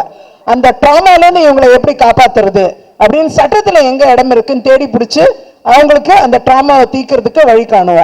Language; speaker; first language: Tamil; native; Tamil